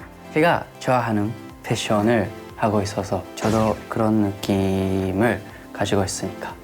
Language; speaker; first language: Korean; non-native, learner; Japanese